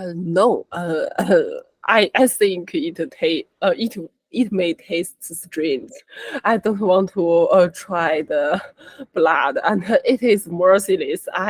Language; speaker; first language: English; non-native, learner; Chinese